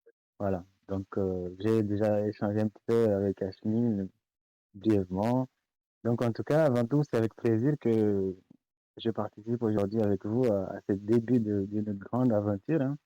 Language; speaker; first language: French; non-native, local second language; Comorian